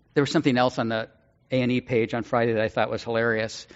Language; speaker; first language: English; native; English